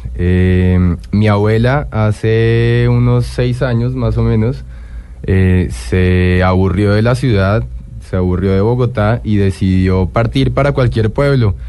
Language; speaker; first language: Spanish; native; Spanish